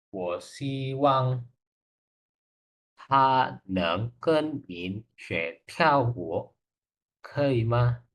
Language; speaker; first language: Chinese; non-native, learner; Indonesian